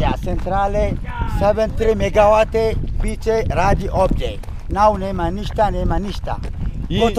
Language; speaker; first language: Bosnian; non-native, learner; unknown